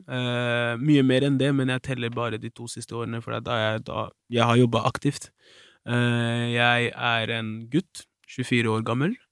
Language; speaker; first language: Norwegian; early bilingual, other home language; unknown